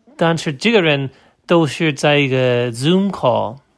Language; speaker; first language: Chinese; non-native, learner; English